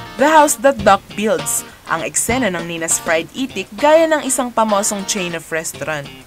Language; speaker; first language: Filipino; native; Filipino